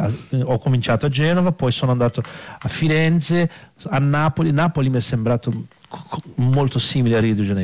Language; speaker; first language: Italian; non-native, fluent; Portuguese